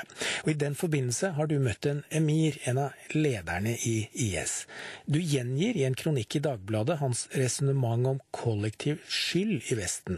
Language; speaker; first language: Norwegian; native; Norwegian